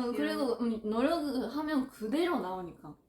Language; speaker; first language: Korean; non-native, fluent; Japanese